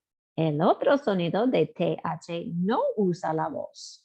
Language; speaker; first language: Spanish; non-native, fluent; English